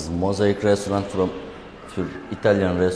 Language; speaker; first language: German; non-native, learner; Turkish